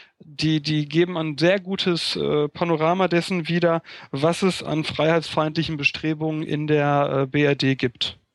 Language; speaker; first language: German; native; German